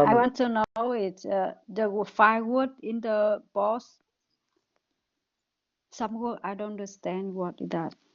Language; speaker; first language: English; non-native, learner; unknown